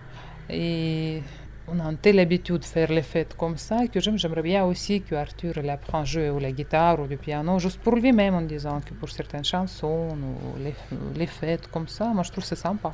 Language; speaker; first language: French; non-native, fluent; Russian